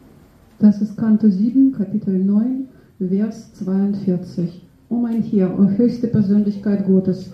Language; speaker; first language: German; non-native, fluent; Russian